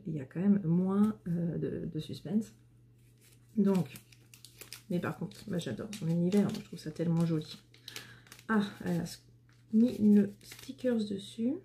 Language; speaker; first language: French; native; French